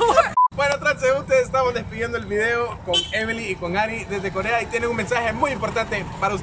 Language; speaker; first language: Spanish; native; Spanish